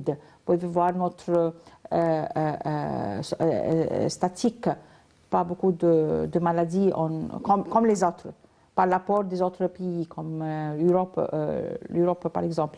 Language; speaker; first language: French; non-native, learner; Arabic